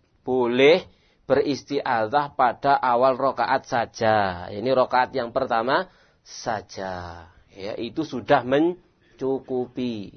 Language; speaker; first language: Indonesian; non-native, local second language; Javanese